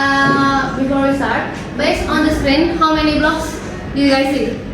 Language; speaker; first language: English; non-native, learner; Indonesian